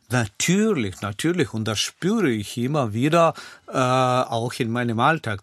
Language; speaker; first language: German; non-native, fluent; Russian